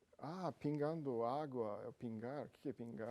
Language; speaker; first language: Portuguese; non-native, learner; Japanese